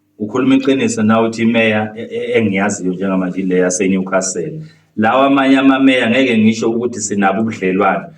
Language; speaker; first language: Zulu; native; Zulu